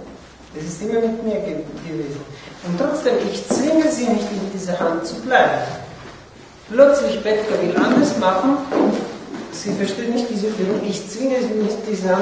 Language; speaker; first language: German; non-native, fluent; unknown